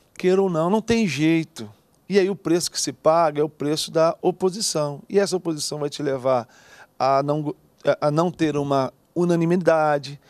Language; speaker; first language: Portuguese; native; Portuguese